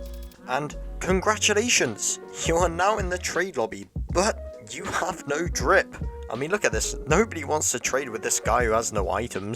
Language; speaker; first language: English; native; English